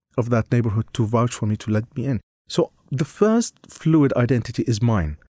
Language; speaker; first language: English; non-native, fluent; Arabic